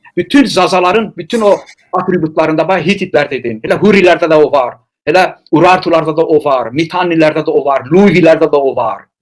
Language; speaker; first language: Azerbaijani; non-native, local second language; Talysh